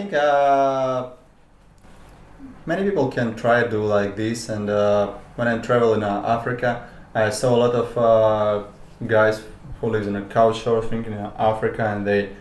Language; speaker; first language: English; non-native, learner; Russian